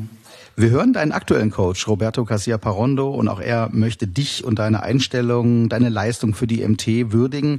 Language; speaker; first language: German; native; German